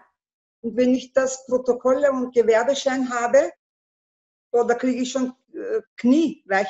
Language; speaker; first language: German; non-native, learner; Turkish